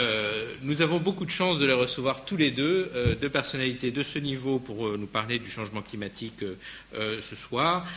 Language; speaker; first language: French; native; French